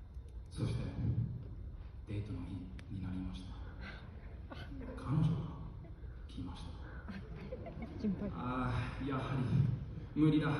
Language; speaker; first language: Japanese; non-native, fluent; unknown